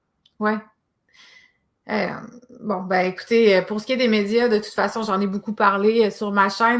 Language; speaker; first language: French; native; French